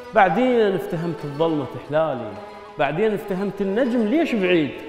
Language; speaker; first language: Arabic; native; Arabic